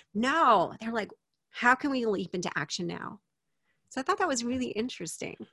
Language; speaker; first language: English; native; English